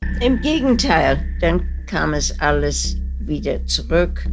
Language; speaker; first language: German; early bilingual, heritage; German